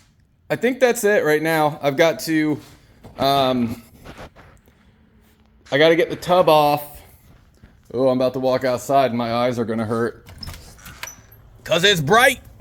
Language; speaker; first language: English; native; English